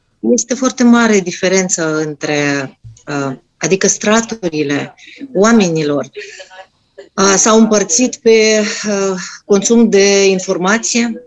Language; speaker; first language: Romanian; non-native, fluent; Russian